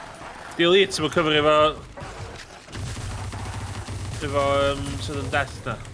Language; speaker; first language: Welsh; native; Welsh